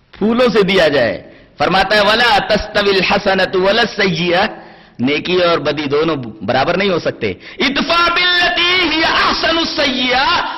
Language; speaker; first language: Urdu; native; Urdu